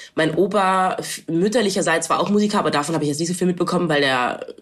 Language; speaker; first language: German; non-native, local second language; English